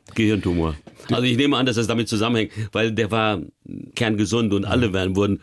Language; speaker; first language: German; early bilingual, other home language; Hungarian